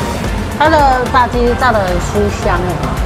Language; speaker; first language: Chinese; native; Chinese